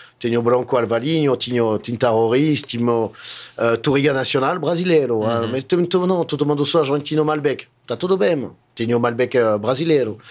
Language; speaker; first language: Portuguese; non-native, fluent; French